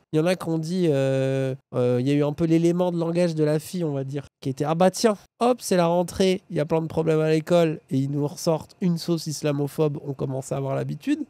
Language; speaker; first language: French; native; French